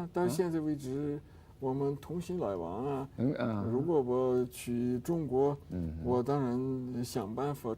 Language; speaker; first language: Chinese; non-native, fluent; Russian